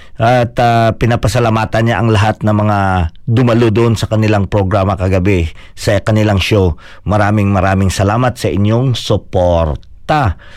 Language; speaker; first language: Filipino; non-native, local second language; Cebuano